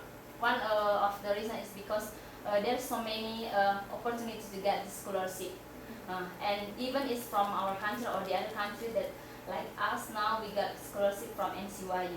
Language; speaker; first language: English; non-native, fluent; Indonesian